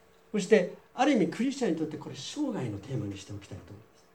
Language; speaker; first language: Japanese; native; Japanese